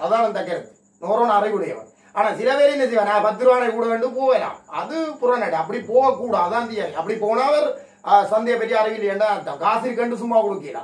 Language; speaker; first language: Tamil; native; Tamil